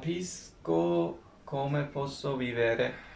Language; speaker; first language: Italian; non-native, learner; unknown